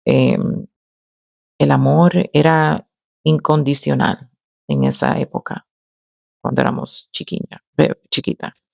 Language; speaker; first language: Spanish; early bilingual, other home language; English